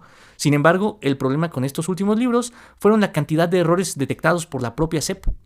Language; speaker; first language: Spanish; native; Spanish